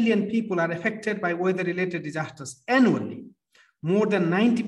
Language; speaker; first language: English; non-native, local second language; Nepali